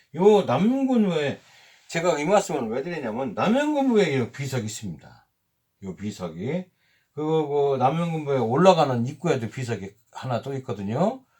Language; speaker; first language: Korean; native; Korean